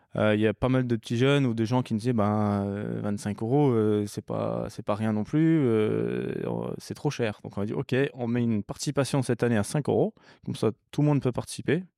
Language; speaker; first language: French; early bilingual, other home language; English